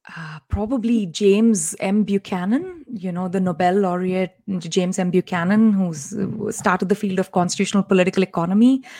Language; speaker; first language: English; non-native, local second language; Tamil